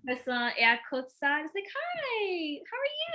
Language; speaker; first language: French; non-native, learner; English